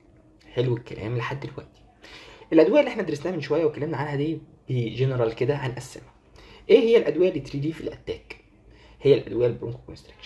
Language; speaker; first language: Arabic; native; Arabic